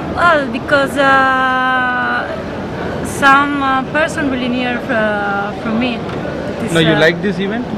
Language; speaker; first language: English; non-native, learner; Spanish